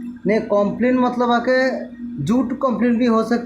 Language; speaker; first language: Hindi; non-native, learner; Bangla